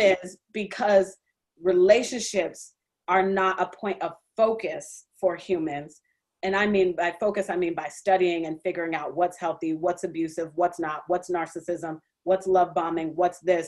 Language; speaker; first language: English; native; English